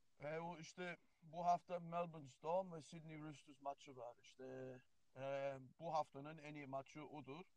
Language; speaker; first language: Turkish; early bilingual, heritage; Turkish